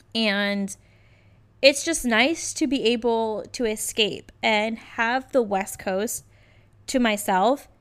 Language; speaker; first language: English; native; English